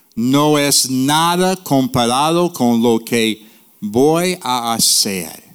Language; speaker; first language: Spanish; non-native, fluent; English